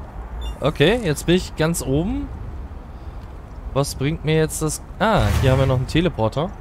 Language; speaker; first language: German; native; German